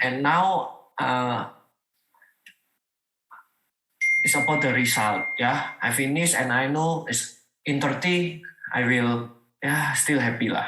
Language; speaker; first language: English; non-native, learner; Indonesian